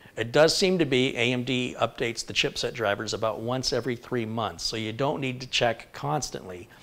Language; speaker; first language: English; native; English